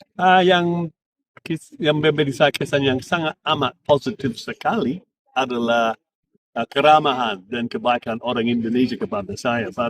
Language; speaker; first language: Indonesian; non-native, fluent; English